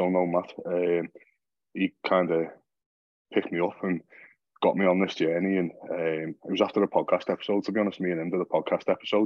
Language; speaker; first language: English; native; English